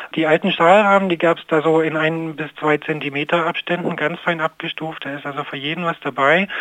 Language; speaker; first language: German; native; German